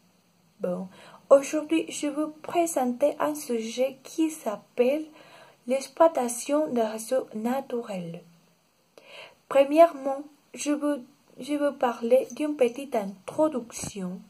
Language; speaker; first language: French; non-native, learner; Spanish